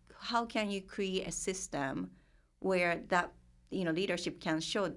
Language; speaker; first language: English; non-native, fluent; Japanese